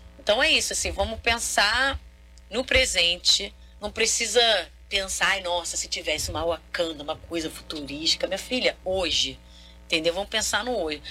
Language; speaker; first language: Portuguese; non-native, local second language; Kabuverdianu